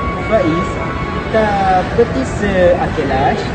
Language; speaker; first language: French; non-native, learner; Malay